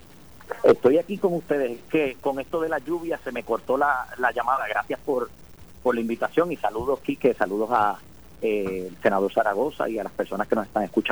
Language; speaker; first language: Spanish; native; Spanish